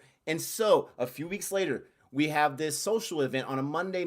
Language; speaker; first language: English; native; English